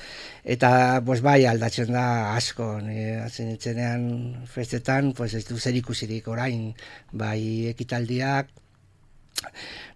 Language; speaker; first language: Basque; non-native, local second language; Spanish